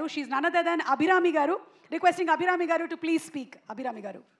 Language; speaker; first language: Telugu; native; Telugu